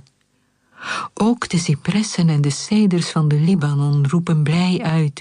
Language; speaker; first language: Dutch; native; Dutch